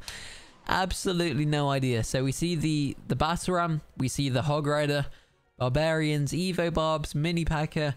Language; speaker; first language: English; native; English